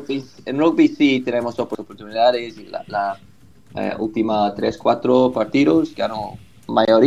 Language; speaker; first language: Spanish; non-native, learner; English